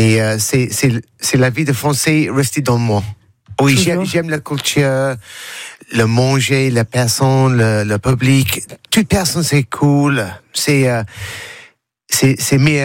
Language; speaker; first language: French; non-native, learner; English